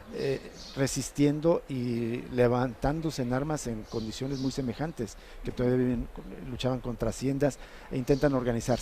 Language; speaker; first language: Spanish; native; Spanish